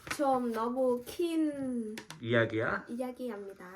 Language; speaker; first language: Korean; non-native, fluent; Vietnamese